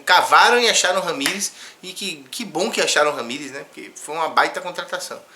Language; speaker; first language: Portuguese; native; Portuguese